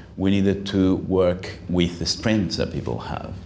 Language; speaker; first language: English; non-native, fluent; Spanish